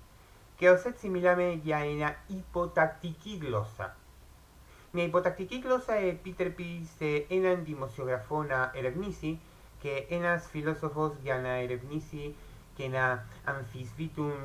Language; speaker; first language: Greek; non-native, learner; Spanish